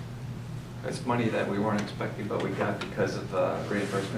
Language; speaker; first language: English; native; English